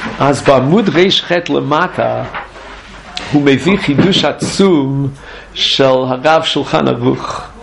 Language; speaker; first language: Hebrew; non-native, fluent; English